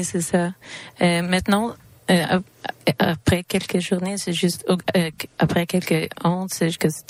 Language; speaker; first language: French; non-native, learner; Swedish